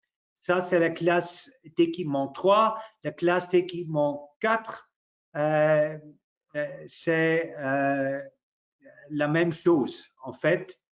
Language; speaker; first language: French; non-native, local second language; German